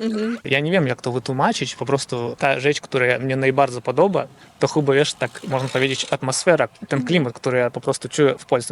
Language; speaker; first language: Polish; non-native, learner; Russian